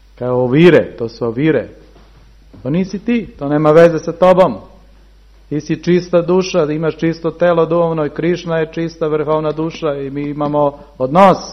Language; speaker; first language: Serbian; early bilingual, heritage; Serbian